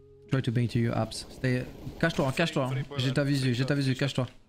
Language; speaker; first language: French; native; French